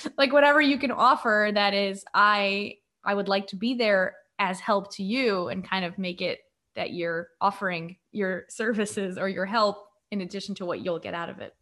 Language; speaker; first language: English; native; English